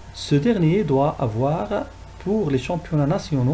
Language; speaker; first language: French; non-native, local second language; Arabic